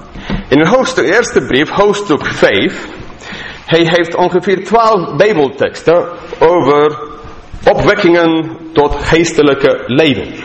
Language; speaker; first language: Dutch; non-native, fluent; English